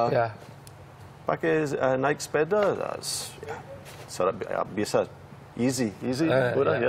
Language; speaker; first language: Indonesian; non-native, learner; English